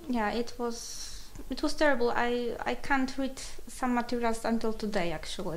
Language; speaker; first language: English; non-native, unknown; Polish